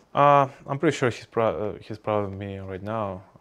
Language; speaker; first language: English; non-native, learner; Russian